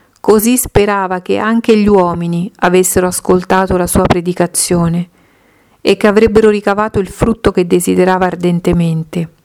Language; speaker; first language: Italian; native; Italian